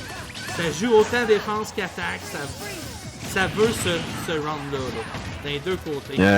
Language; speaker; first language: French; native; French